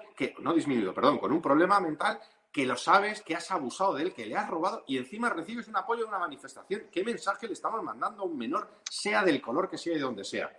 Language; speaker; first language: Spanish; native; Spanish